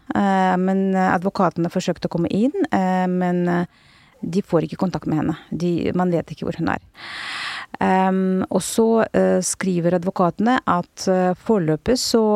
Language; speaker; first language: Norwegian; non-native, fluent; Russian